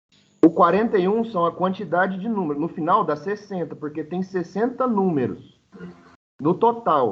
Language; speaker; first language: Portuguese; native; Portuguese